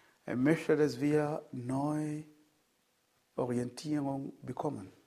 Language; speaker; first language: German; non-native, fluent; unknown